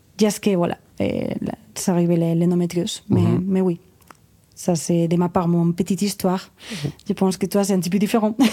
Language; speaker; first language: French; non-native, fluent; Spanish